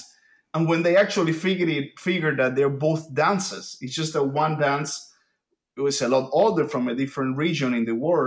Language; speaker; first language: English; non-native, fluent; Spanish